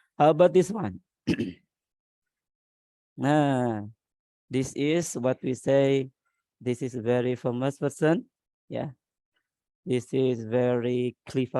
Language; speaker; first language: English; non-native, learner; Indonesian